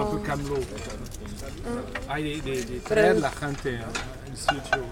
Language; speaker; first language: Spanish; non-native, learner; French